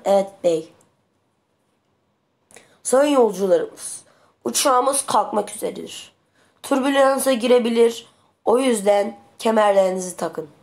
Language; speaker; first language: Turkish; native; Turkish